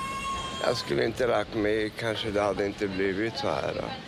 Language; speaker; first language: Swedish; non-native, fluent; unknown